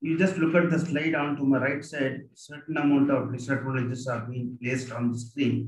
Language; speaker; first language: English; non-native, local second language; Kannada